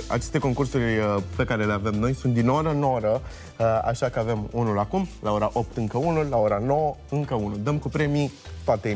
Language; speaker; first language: Romanian; native; Romanian